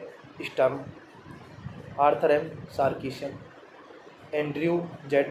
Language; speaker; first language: English; non-native, learner; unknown